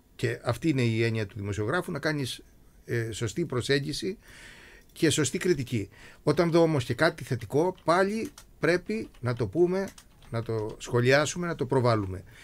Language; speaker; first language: Greek; native; Greek